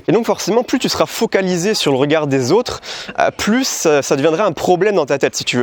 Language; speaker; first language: French; native; French